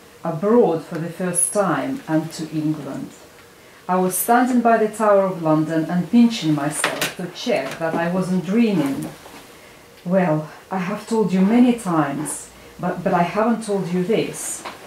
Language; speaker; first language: English; non-native, fluent; Russian